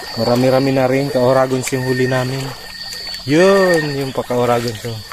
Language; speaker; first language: Filipino; non-native, local second language; Bikol